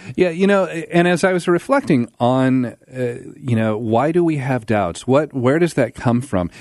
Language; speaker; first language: English; native; English